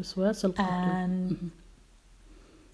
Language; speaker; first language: Arabic; native; Arabic